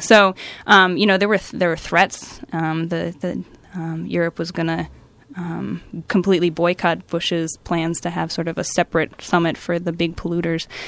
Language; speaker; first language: English; native; English